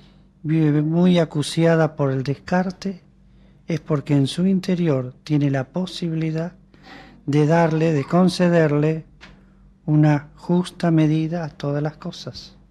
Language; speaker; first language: Spanish; native; Spanish